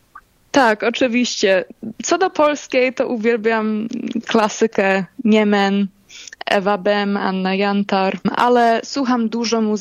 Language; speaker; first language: Polish; early bilingual, heritage; Polish